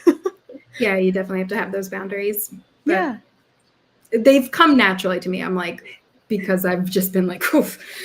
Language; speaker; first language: English; native; English